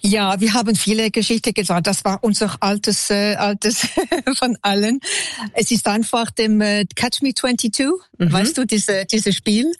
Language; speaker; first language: German; non-native, local second language; French